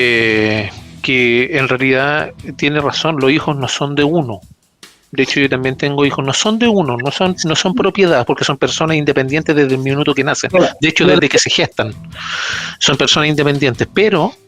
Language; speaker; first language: Spanish; native; Spanish